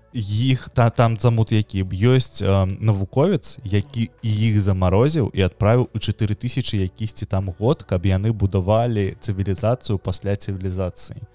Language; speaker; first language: Belarusian; non-native, local second language; Russian